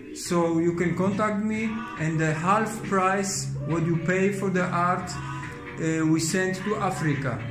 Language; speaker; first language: English; non-native, learner; Polish